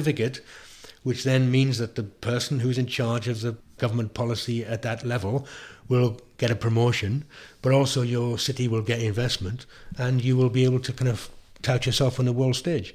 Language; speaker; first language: English; native; English